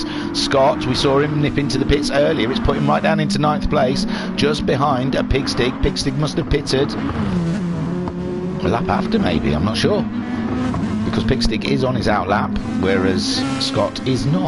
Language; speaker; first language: English; native; English